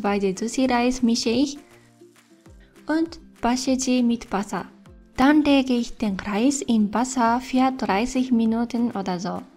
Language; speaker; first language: German; non-native, fluent; Japanese